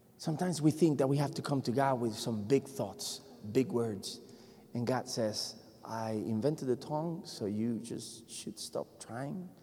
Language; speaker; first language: English; non-native, fluent; Spanish